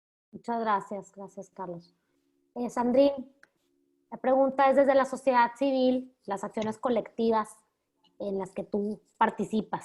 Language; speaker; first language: Spanish; native; Spanish